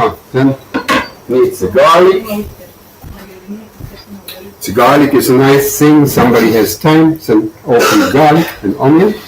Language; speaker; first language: English; non-native, learner; German